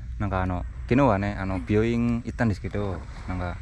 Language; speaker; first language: Japanese; non-native, learner; Indonesian